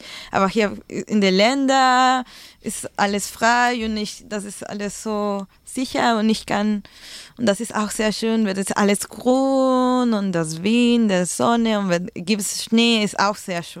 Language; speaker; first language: German; non-native, learner; Spanish